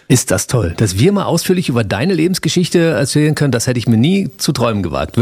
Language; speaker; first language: German; native; German